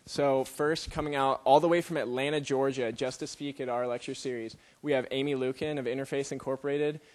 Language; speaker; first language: English; native; English